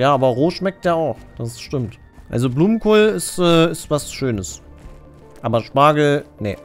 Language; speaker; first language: German; native; German